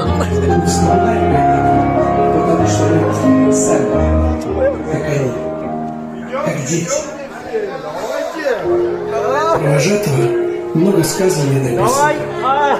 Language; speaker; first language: Russian; native; Russian